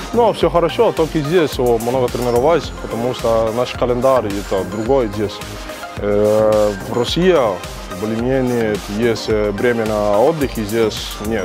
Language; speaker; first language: Russian; non-native, learner; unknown